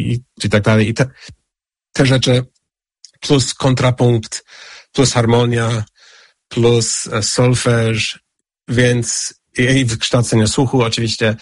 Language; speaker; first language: Polish; non-native, fluent; English